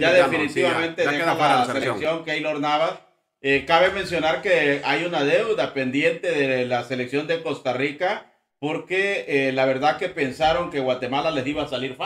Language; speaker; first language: Spanish; native; Spanish